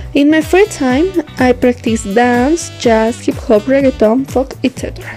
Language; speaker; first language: English; non-native, learner; Spanish